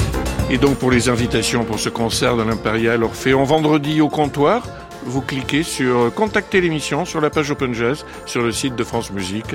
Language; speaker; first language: French; native; French